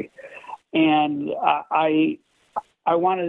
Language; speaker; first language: English; native; English